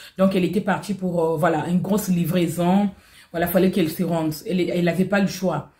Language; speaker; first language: French; non-native, local second language; Lingala